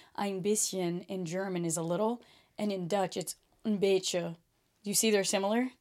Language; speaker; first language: English; early bilingual, other home language; Portuguese